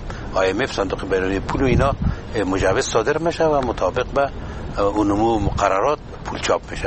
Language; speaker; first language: Persian; native; Persian